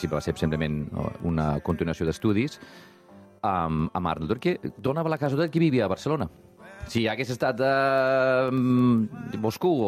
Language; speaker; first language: Catalan; non-native, fluent; Icelandic